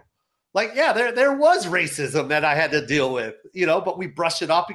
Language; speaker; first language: English; native; English